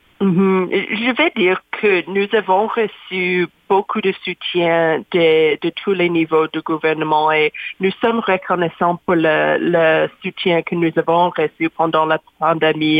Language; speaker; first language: French; non-native, learner; English